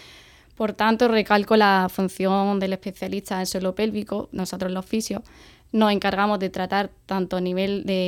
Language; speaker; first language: Spanish; native; Spanish